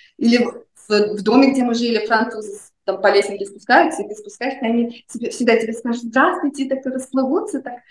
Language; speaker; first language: Russian; native; Russian